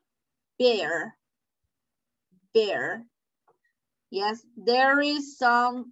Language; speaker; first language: English; non-native, fluent; Spanish